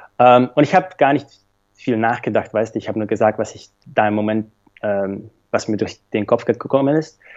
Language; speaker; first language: German; non-native, fluent; Slovak